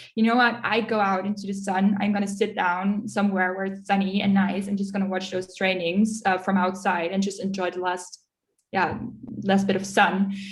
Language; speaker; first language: English; early bilingual, other home language; Dutch